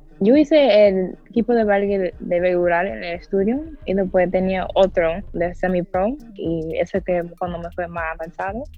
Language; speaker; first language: Spanish; early bilingual, heritage; English